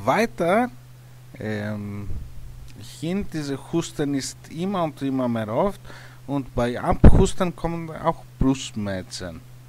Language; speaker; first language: German; non-native, learner; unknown